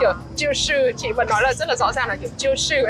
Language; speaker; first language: Chinese; non-native, learner; English